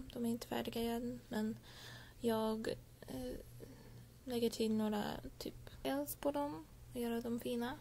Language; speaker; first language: Swedish; early bilingual, heritage; English